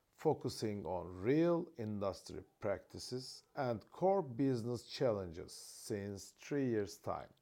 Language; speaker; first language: English; non-native, fluent; Turkish